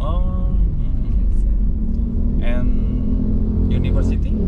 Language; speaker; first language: English; non-native, learner; Indonesian